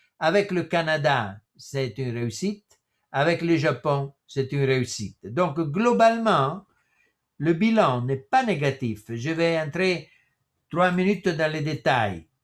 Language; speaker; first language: French; non-native, fluent; Italian